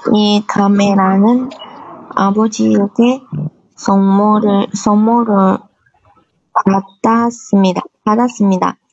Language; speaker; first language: Korean; non-native, learner; Chinese